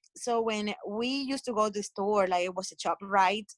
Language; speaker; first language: English; non-native, fluent; Spanish